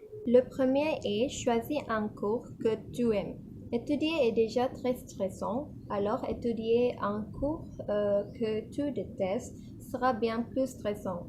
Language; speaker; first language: French; non-native, learner; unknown